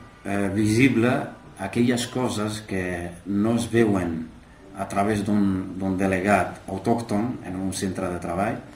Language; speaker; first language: Catalan; non-native, fluent; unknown